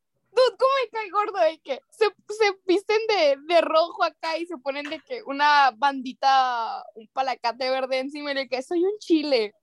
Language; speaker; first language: Spanish; early bilingual, heritage; Spanish